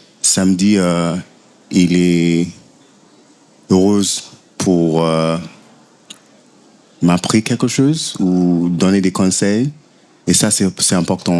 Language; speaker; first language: French; non-native, fluent; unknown